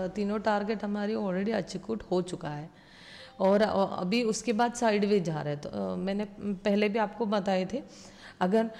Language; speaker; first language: Hindi; non-native, local second language; Malayalam